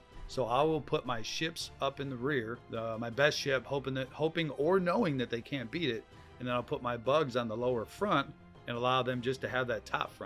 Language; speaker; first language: English; native; English